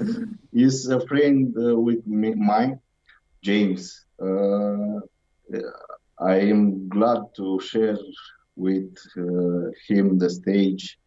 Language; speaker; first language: English; non-native, learner; Romanian